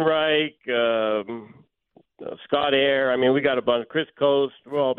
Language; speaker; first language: English; native; English